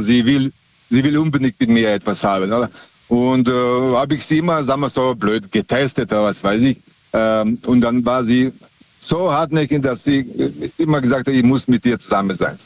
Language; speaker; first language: German; native; German